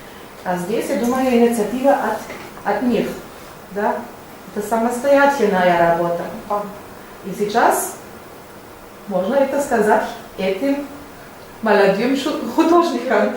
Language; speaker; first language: Russian; non-native, learner; German